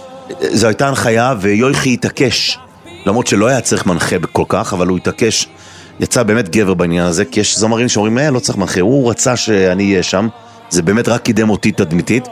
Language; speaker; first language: Hebrew; native; Hebrew